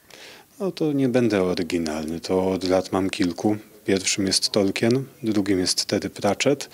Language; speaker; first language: Polish; native; Polish